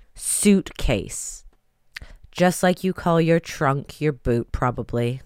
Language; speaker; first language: English; native; English